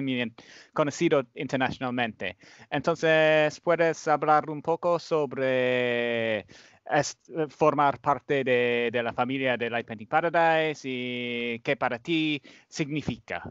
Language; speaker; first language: Spanish; non-native, fluent; English